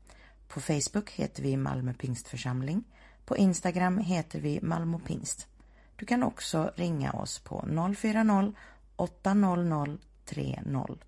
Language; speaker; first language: Swedish; native; Swedish